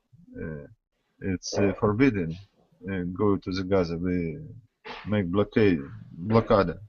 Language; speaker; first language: English; non-native, learner; Russian